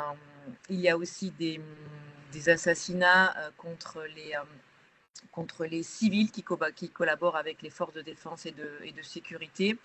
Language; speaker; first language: French; native; French